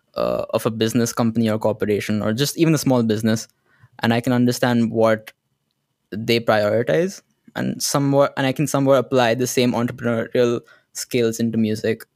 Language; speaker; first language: English; non-native, local second language; Hindi